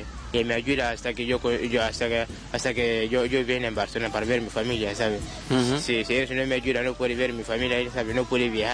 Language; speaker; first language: Spanish; non-native, learner; Wolof